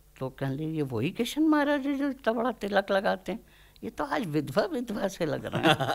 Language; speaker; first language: Hindi; native; Hindi